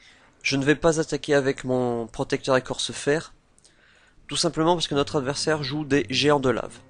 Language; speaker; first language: French; native; French